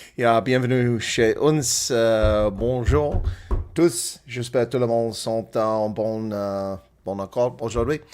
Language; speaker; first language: French; non-native, learner; English